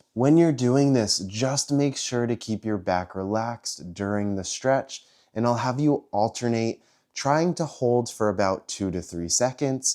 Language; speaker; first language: English; native; English